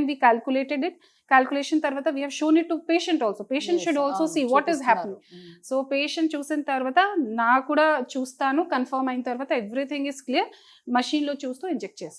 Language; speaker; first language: Telugu; non-native, learner; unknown